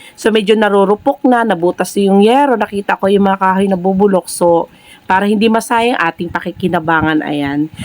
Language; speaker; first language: Filipino; non-native, local second language; Cebuano